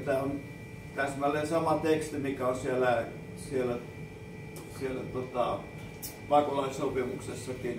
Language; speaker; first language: Finnish; native; Finnish